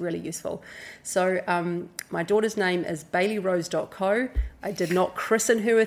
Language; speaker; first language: English; native; English